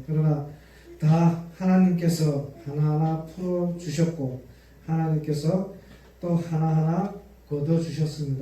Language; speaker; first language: Korean; native; Korean